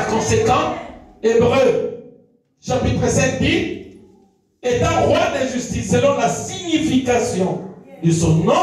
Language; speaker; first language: French; non-native, local second language; Lingala